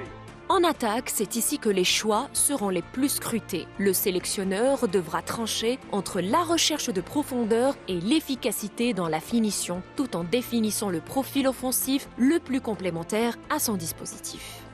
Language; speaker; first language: French; native; French